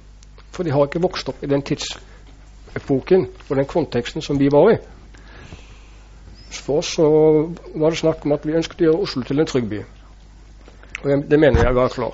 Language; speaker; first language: Norwegian; native; Norwegian